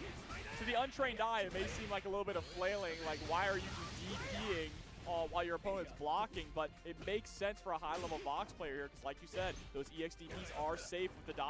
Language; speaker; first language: English; native; English